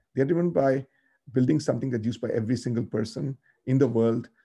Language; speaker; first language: English; non-native, local second language; Tamil